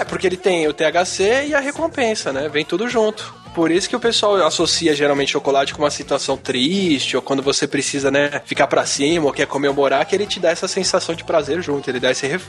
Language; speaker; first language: Portuguese; native; Portuguese